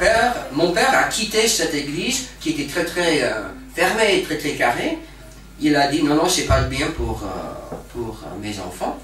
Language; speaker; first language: French; non-native, fluent; English